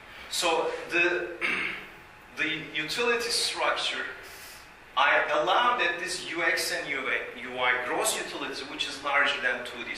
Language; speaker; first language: English; non-native, fluent; Turkish